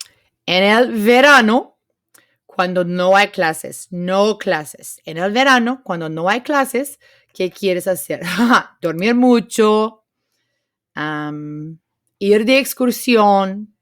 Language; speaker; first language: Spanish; non-native, fluent; English